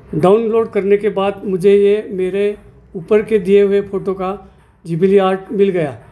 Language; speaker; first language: Hindi; non-native, local second language; Marathi